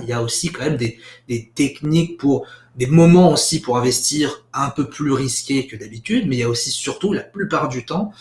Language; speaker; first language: French; native; French